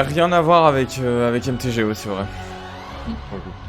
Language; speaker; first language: French; native; French